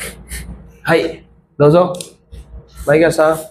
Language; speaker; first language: Japanese; non-native, fluent; Filipino